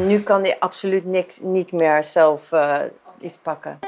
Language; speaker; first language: Dutch; non-native, fluent; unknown